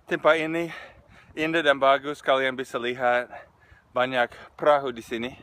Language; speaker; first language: Indonesian; non-native, fluent; English